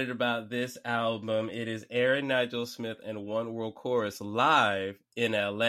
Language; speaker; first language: English; native; English